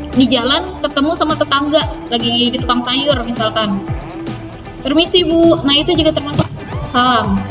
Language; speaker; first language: Indonesian; native; Indonesian